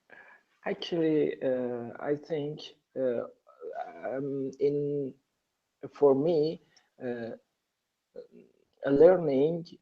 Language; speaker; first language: English; non-native, learner; Persian